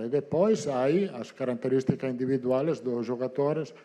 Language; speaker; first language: Portuguese; non-native, fluent; Italian